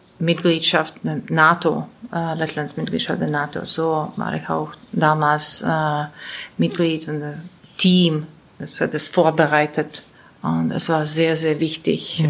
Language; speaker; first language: German; non-native, learner; Latvian